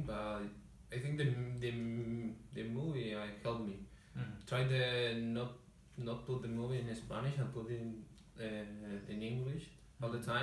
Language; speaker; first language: English; non-native, learner; Spanish